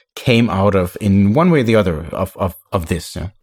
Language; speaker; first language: English; non-native, fluent; Danish